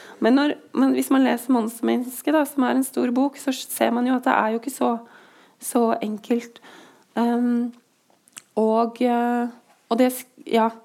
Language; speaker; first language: Norwegian; native; Norwegian